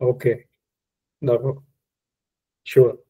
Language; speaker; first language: French; non-native, learner; Punjabi